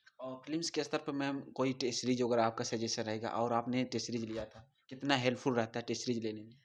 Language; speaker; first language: Hindi; native; Hindi